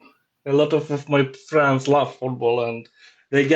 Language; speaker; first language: English; non-native, learner; Ukrainian